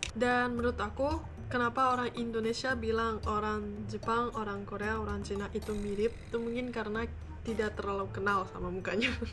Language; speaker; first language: Indonesian; non-native, fluent; Japanese